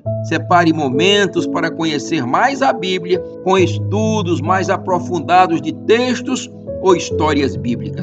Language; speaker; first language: Portuguese; native; Portuguese